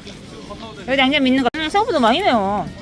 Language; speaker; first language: Korean; native; Korean